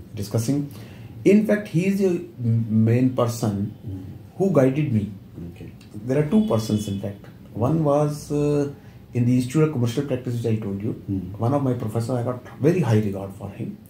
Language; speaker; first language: English; non-native, local second language; Punjabi